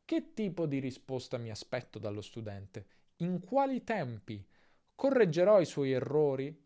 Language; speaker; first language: Italian; native; Italian